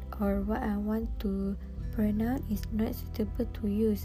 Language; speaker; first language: English; non-native, local second language; Malay